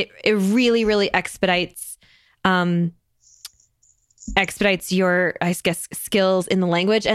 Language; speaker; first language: English; native; English